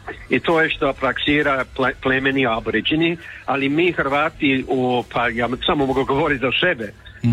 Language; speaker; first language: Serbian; early bilingual, heritage; Croatian